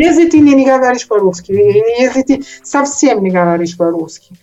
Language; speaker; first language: Russian; non-native, learner; Italian